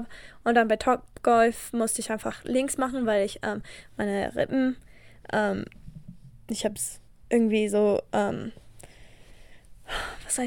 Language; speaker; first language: German; non-native, learner; English